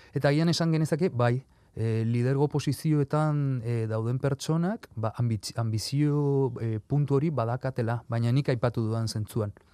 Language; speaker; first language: Basque; non-native, local second language; Spanish